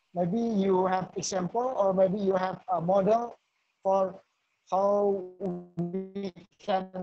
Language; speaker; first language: English; non-native, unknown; Sundanese